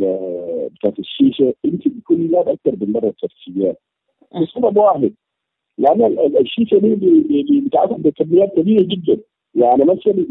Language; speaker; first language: Arabic; native; Arabic